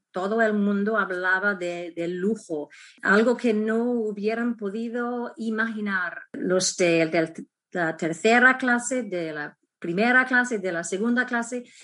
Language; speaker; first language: Spanish; non-native, fluent; English